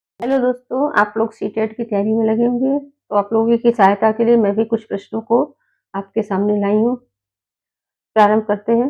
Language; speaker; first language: Hindi; native; Hindi